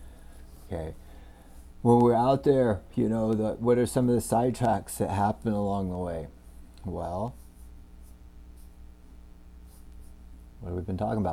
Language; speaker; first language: English; native; English